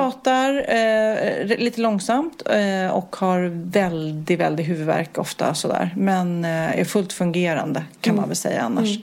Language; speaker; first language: Swedish; native; Swedish